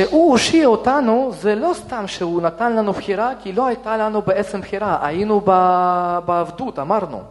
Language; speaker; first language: Hebrew; non-native, fluent; Russian